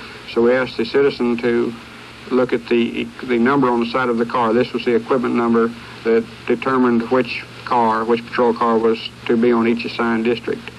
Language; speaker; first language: English; native; English